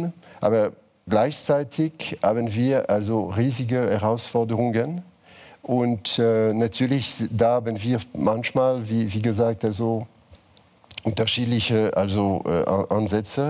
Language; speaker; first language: German; non-native, fluent; French